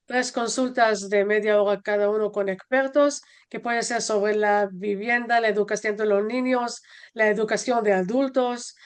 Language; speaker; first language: Spanish; non-native, fluent; Hebrew